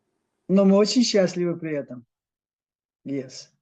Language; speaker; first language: Russian; native; Russian